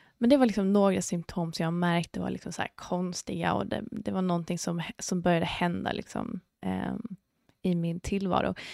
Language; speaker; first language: Swedish; early bilingual, other home language; English